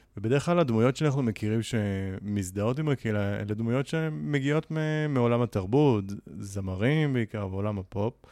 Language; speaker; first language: Hebrew; native; Hebrew